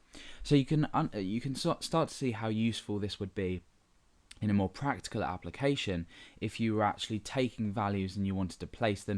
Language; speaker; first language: English; native; English